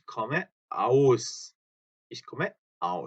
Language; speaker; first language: German; non-native, fluent; Korean